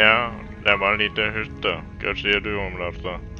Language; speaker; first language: Norwegian; non-native, learner; Swedish